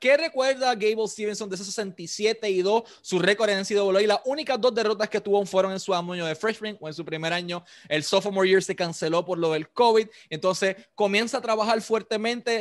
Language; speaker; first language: Spanish; native; Spanish